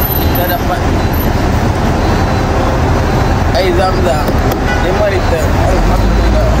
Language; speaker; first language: Malay; native; Malay